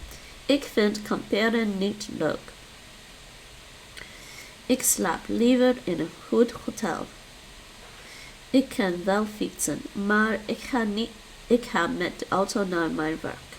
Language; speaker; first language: Dutch; non-native, learner; English